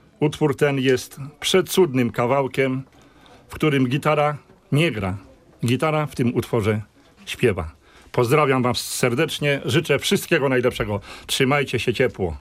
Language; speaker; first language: Polish; native; Polish